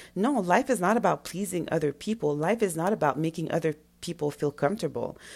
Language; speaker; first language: English; non-native, fluent; French